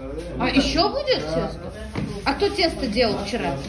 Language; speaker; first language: Russian; native; Russian